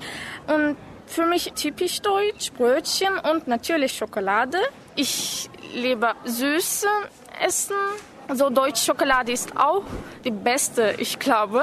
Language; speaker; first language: German; non-native, learner; Turkish